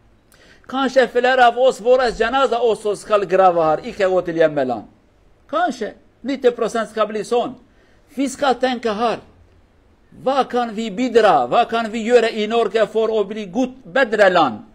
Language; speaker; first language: Norwegian; non-native, learner; Kurdish